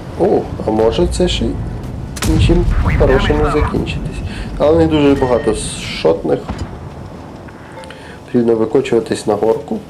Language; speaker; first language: Ukrainian; native; Ukrainian